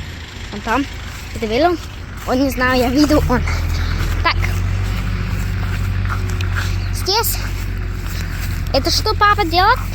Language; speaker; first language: Russian; non-native, learner; English